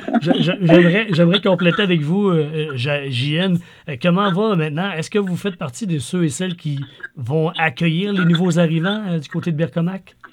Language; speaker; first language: French; native; French